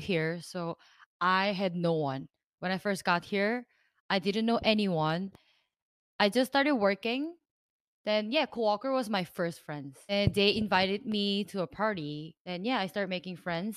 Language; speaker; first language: English; non-native, fluent; Korean